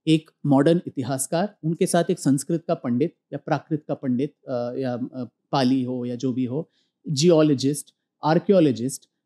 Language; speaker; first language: Hindi; non-native, local second language; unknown